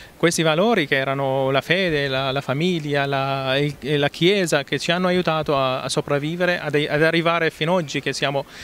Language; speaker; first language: Italian; non-native, fluent; Arabic